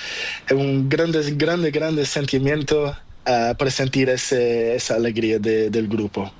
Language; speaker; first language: Spanish; non-native, learner; Portuguese